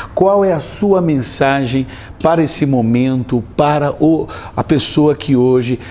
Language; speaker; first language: Portuguese; native; Portuguese